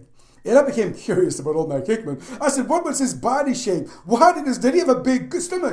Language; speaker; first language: English; native; English